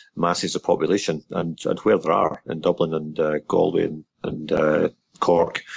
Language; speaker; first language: English; native; English